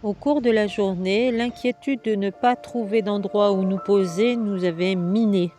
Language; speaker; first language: French; native; French